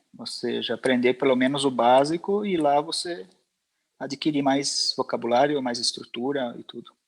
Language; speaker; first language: Portuguese; native; Portuguese